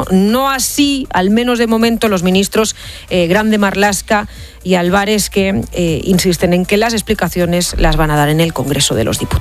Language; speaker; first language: Spanish; native; Spanish